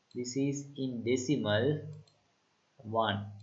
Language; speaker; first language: English; non-native, local second language; Sinhala